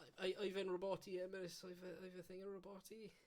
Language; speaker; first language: Welsh; native; Welsh